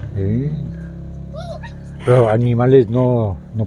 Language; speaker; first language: Spanish; native; Spanish